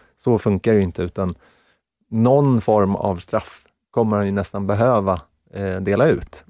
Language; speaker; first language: Swedish; native; Swedish